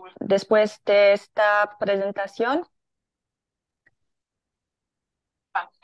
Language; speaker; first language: Spanish; non-native, fluent; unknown